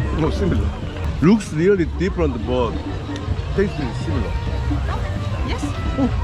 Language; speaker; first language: English; non-native, learner; Korean